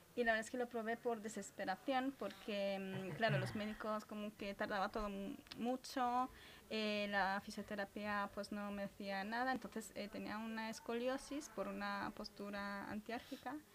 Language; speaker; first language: Spanish; early bilingual, other home language; Romanian